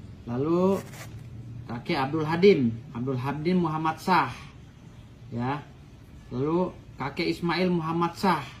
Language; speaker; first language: Indonesian; native; Indonesian